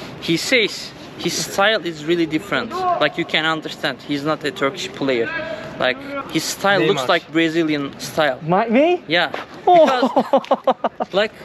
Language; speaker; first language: English; non-native, learner; Thai